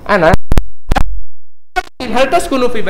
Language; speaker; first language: Arabic; non-native, fluent; Indonesian